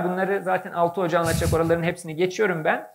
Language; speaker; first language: Turkish; native; Turkish